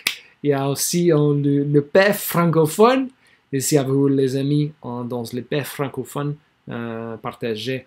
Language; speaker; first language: French; non-native, learner; English